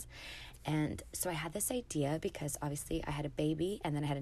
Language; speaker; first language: English; native; English